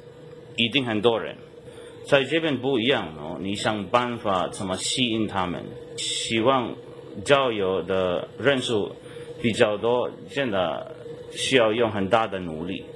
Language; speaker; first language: Chinese; non-native, fluent; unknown